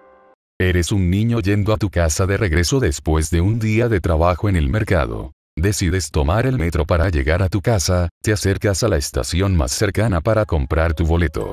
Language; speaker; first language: Spanish; native; Spanish